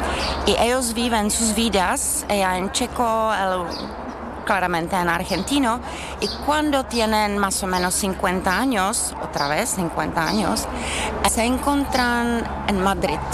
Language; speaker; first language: Spanish; non-native, learner; Czech